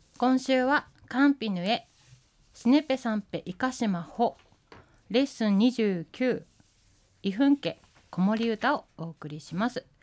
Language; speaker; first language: Japanese; native; Japanese